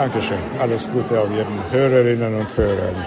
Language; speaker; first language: German; native; German